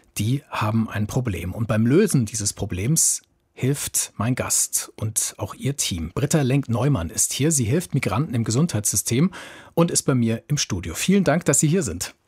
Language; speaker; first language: German; native; German